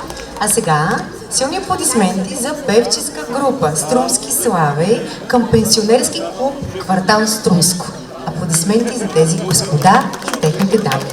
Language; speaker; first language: Bulgarian; native; Bulgarian